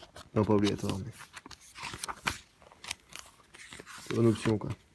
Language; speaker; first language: French; early bilingual, other home language; Japanese